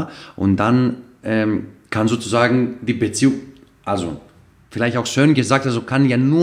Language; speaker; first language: German; non-native, fluent; Greek